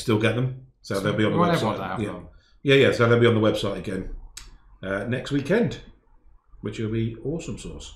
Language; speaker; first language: English; native; English